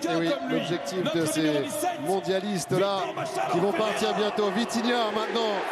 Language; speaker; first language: French; native; French